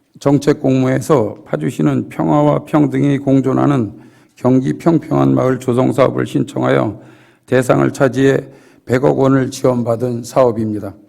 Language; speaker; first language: Korean; native; Korean